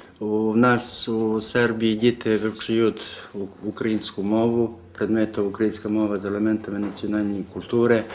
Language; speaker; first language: Ukrainian; early bilingual, heritage; Ukrainian